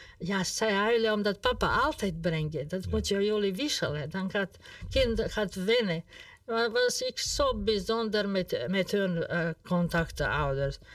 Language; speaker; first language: Dutch; non-native, learner; Serbian